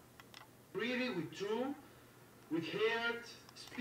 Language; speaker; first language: English; non-native, learner; Spanish